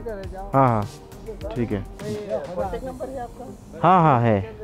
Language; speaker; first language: Hindi; non-native, learner; Bangla